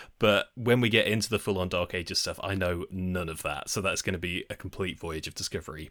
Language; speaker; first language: English; native; English